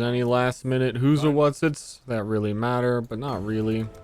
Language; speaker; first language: English; native; English